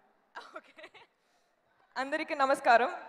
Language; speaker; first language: Telugu; non-native, learner; Kannada